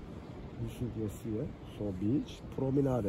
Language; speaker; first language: German; non-native, learner; Turkish